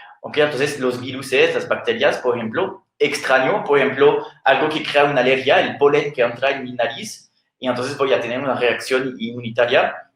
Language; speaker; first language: Spanish; non-native, fluent; French